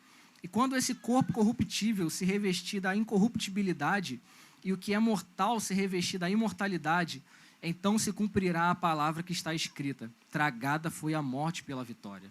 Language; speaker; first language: Portuguese; native; Portuguese